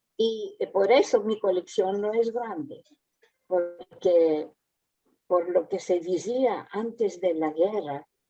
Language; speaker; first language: Spanish; early bilingual, heritage; Ladino